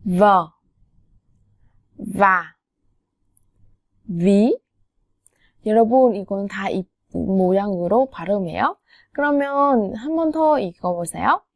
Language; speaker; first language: Korean; non-native, fluent; Vietnamese